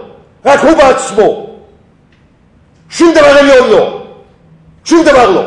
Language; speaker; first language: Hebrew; non-native, fluent; English